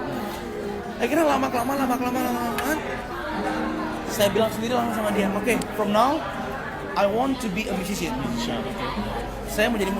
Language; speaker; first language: Indonesian; non-native, local second language; Achinese